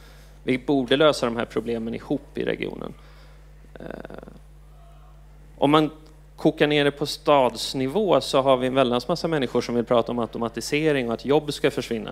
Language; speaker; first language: Swedish; native; Swedish